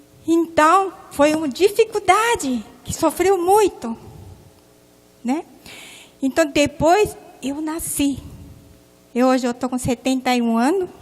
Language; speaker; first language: Portuguese; non-native, local second language; Japanese